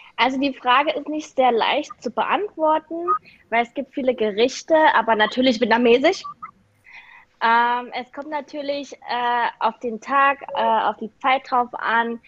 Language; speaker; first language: German; native; German